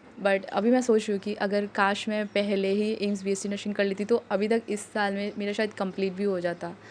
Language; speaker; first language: Hindi; non-native, local second language; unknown